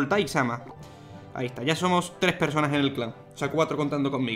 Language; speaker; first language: Spanish; native; Spanish